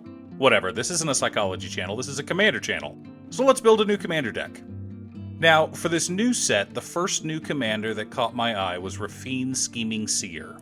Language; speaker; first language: English; native; English